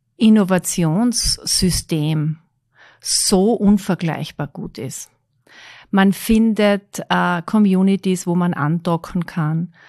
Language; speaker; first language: German; native; German